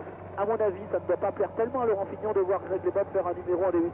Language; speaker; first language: French; native; French